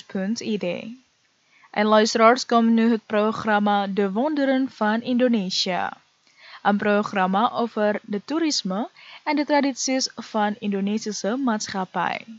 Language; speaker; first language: Dutch; non-native, fluent; Indonesian